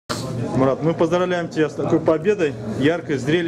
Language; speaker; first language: Russian; native; Russian